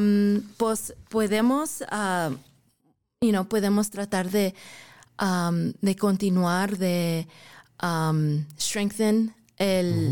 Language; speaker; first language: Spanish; early bilingual, heritage; English